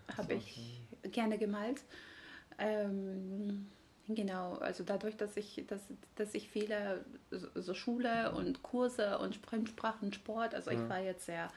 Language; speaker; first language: German; non-native, fluent; Georgian